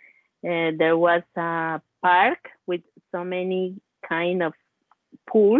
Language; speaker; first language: English; non-native, learner; Spanish